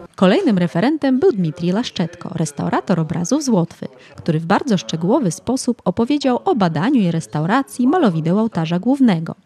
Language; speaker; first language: Polish; early bilingual, heritage; Polish